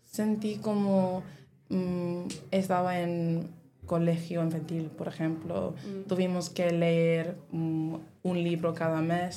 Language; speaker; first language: Spanish; non-native, learner; English